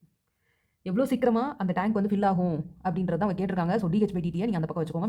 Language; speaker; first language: Tamil; native; Tamil